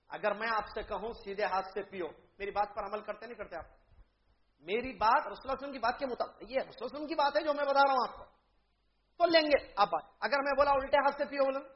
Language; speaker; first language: Urdu; native; Urdu